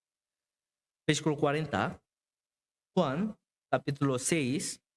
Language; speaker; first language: Spanish; non-native, learner; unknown